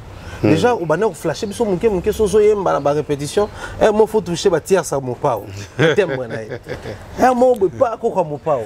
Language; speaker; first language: French; non-native, local second language; Lingala